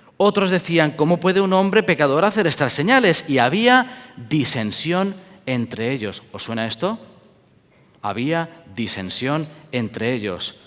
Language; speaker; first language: Spanish; native; Spanish